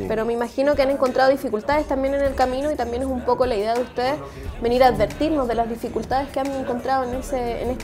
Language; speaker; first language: Spanish; native; Spanish